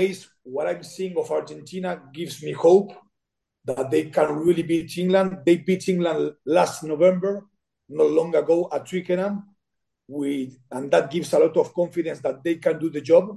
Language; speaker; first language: English; non-native, fluent; Spanish